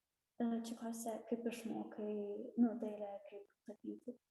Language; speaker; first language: Lithuanian; early bilingual, heritage; Russian